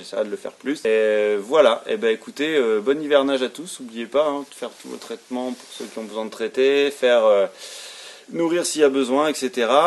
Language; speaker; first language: French; native; French